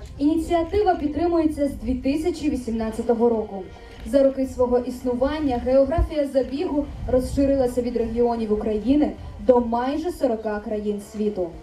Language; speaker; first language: Ukrainian; native; Ukrainian